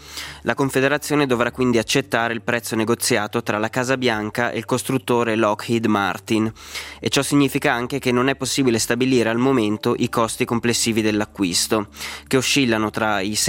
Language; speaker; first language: Italian; native; Italian